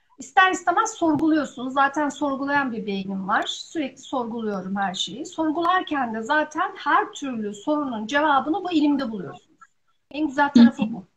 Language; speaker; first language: Turkish; early bilingual, heritage; Turkish